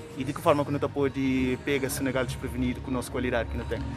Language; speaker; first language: Portuguese; non-native, local second language; Kabuverdianu